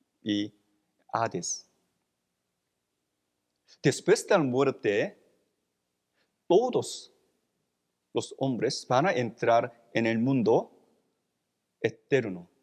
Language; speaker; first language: Spanish; non-native, fluent; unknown